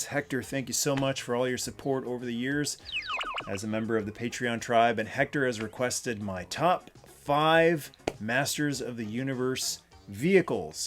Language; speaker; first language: English; native; English